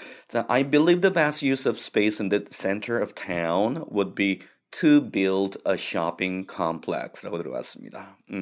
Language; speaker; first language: English; non-native, fluent; Korean